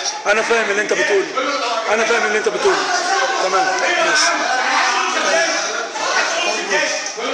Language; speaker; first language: Arabic; native; Arabic